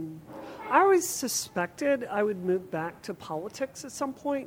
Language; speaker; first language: English; native; English